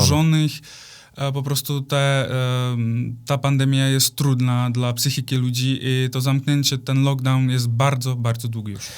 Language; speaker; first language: Polish; non-native, fluent; Czech